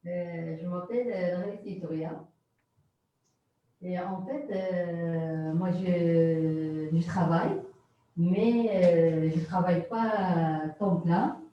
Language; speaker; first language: French; non-native, learner; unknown